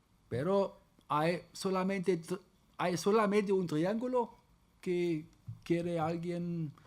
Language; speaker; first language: Spanish; non-native, fluent; German